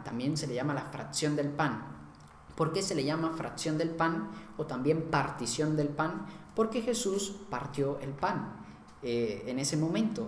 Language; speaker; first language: Spanish; native; Spanish